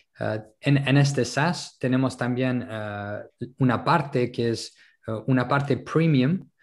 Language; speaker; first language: Spanish; non-native, local second language; French